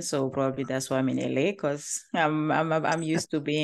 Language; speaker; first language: English; non-native, local second language; French